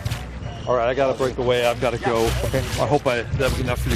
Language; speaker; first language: English; native; English